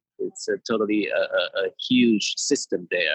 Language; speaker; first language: English; non-native, fluent; Min Nan Chinese